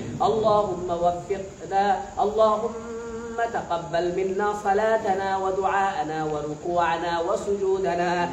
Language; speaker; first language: Arabic; non-native, fluent; Bangla